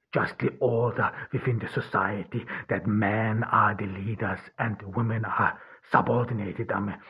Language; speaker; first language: English; non-native, fluent; Turkish